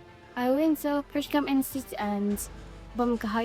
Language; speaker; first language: English; non-native, learner; Hazaragi